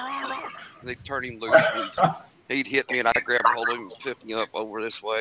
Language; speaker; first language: English; native; English